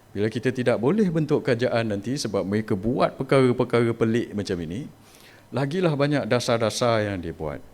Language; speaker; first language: Malay; native; Malay